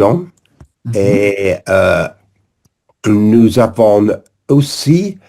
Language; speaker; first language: French; non-native, learner; English